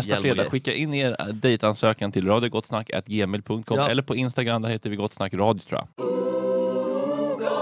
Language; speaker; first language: Swedish; native; Swedish